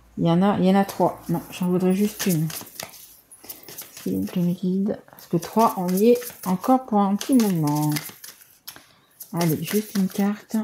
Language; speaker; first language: French; native; French